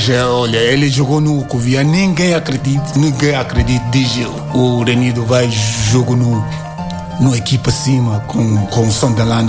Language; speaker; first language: Portuguese; non-native, learner; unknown